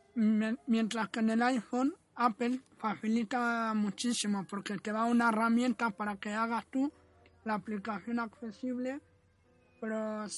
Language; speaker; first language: Spanish; non-native, fluent; Arabic